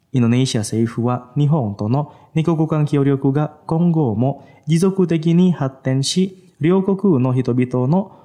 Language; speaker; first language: Japanese; non-native, fluent; Indonesian